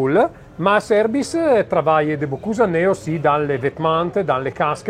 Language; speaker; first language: French; non-native, fluent; Italian